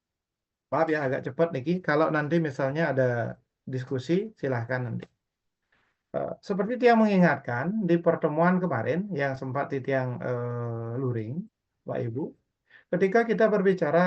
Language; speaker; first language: Indonesian; non-native, local second language; Balinese